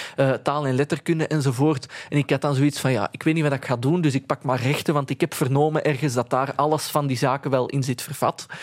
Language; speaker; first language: Dutch; early bilingual, other home language; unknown